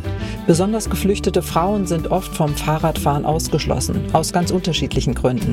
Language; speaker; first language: German; native; German